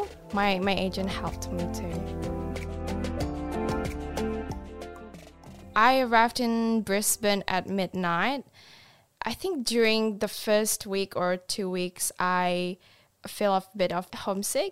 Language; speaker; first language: English; non-native, fluent; Indonesian